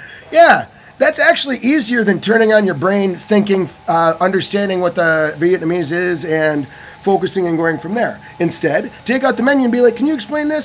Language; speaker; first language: English; native; English